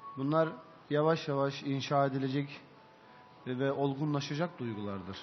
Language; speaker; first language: Turkish; early bilingual, heritage; Turkish